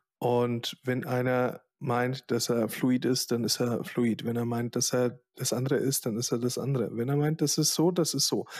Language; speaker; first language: German; early bilingual, other home language; Polish